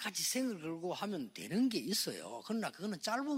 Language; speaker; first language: Korean; native; Korean